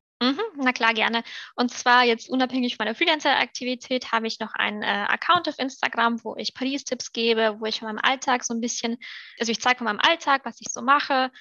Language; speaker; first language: German; early bilingual, other home language; Russian